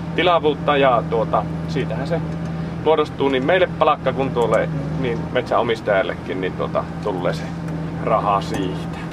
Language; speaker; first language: Finnish; native; Finnish